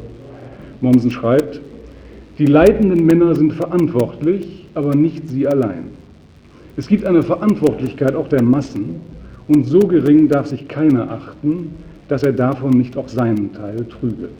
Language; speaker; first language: German; native; German